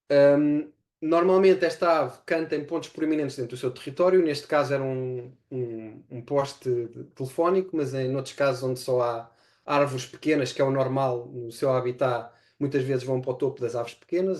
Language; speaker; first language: Portuguese; native; Portuguese